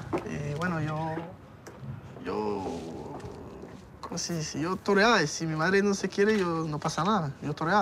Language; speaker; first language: Spanish; non-native, learner; French